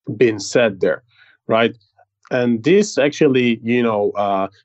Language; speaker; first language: English; non-native, fluent; Hebrew